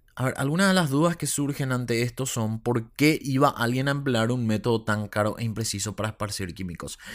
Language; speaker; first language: Spanish; native; Spanish